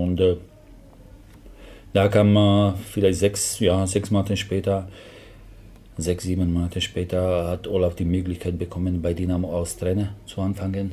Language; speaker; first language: German; non-native, fluent; Slovak